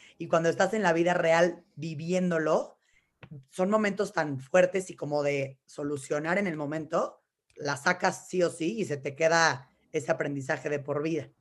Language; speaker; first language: Spanish; native; Spanish